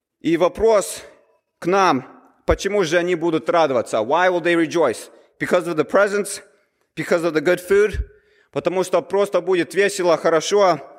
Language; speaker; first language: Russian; early bilingual, heritage; Russian